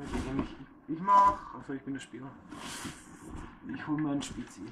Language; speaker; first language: German; native; German